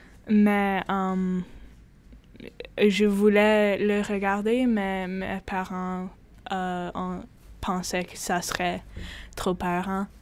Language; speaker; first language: French; non-native, local second language; English